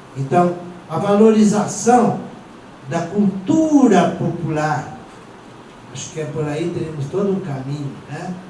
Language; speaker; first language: Portuguese; non-native, local second language; Venetian